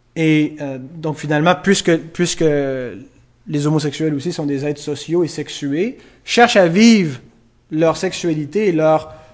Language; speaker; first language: French; native; French